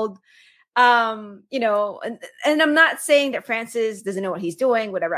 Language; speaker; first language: English; non-native, local second language; Filipino